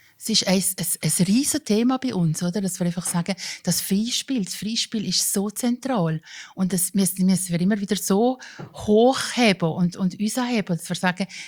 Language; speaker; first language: German; native; German